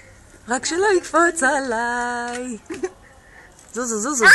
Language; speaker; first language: Hebrew; native; Hebrew